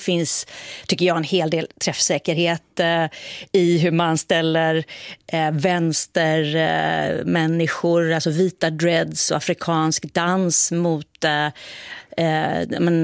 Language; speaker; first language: Swedish; native; Swedish